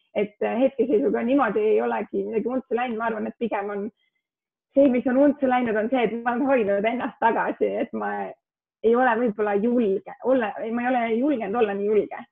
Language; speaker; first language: Estonian; early bilingual, heritage; Estonian